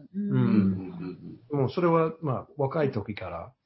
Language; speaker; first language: Japanese; non-native, learner; English